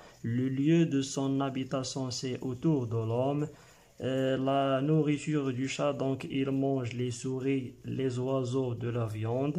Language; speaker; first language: French; non-native, local second language; Arabic